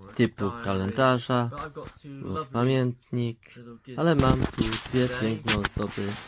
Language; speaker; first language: Polish; non-native, learner; English